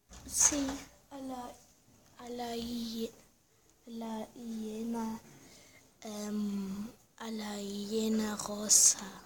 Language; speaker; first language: Spanish; early bilingual, heritage; Spanish